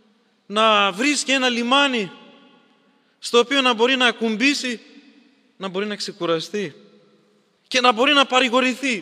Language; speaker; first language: Greek; native; Greek